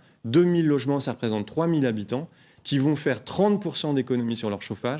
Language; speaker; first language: French; native; French